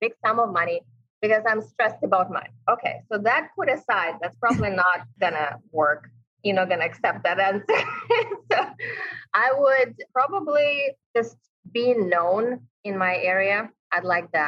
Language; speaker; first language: English; non-native, fluent; Ukrainian